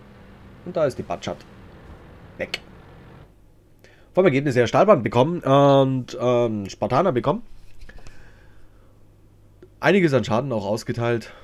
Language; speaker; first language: German; native; German